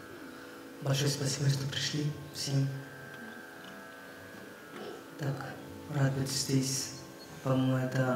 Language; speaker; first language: Russian; non-native, learner; Hindi